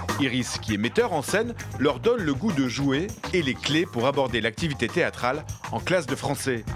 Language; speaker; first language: French; native; French